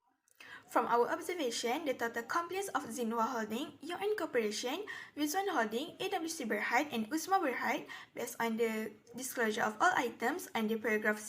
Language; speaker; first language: English; non-native, local second language; Malay